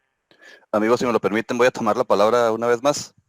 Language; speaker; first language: Spanish; native; Spanish